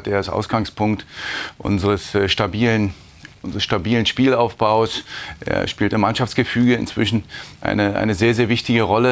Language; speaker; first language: German; native; German